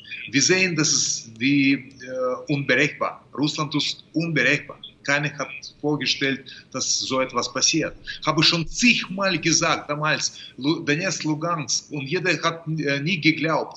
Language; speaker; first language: German; non-native, fluent; Russian